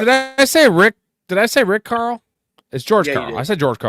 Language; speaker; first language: English; native; English